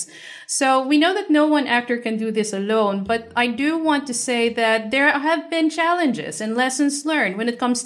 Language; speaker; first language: English; non-native, local second language; Filipino